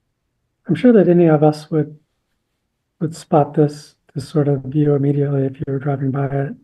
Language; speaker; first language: English; native; English